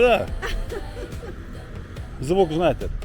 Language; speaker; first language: Russian; non-native, local second language; Lithuanian